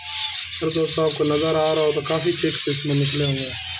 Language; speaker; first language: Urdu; non-native, local second language; Punjabi